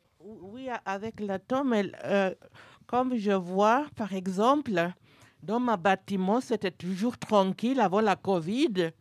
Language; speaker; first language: French; non-native, fluent; English